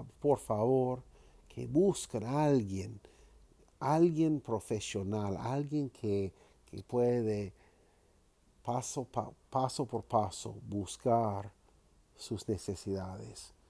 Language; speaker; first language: Spanish; non-native, fluent; English